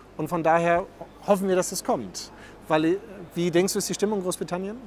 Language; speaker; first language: German; native; German